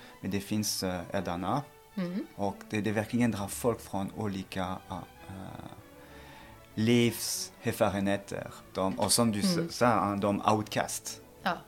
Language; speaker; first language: Swedish; non-native, fluent; French